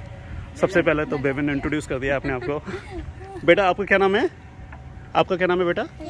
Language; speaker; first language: Hindi; native; Hindi